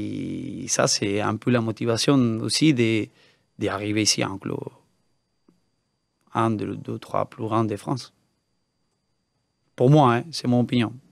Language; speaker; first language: French; non-native, learner; Spanish